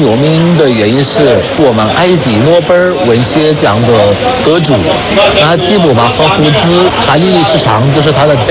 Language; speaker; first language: Chinese; non-native, fluent; Arabic